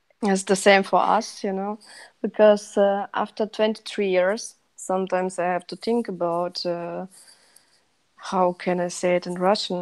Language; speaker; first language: English; non-native, fluent; Russian